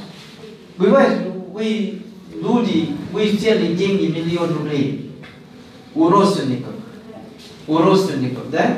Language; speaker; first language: Russian; non-native, fluent; Thai